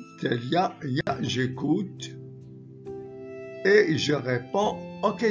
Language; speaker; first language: French; non-native, local second language; Arabic